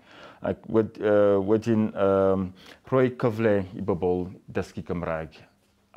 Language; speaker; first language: Welsh; non-native, learner; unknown